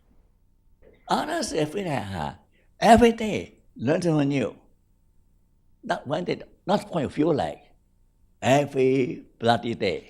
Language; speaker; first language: English; non-native, fluent; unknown